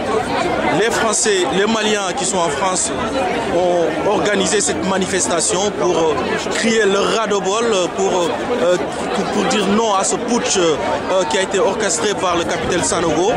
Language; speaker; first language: French; non-native, local second language; Soninke